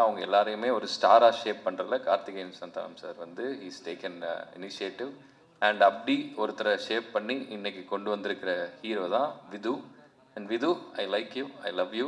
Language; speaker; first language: Tamil; native; Tamil